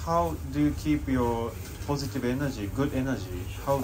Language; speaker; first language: English; non-native, fluent; Japanese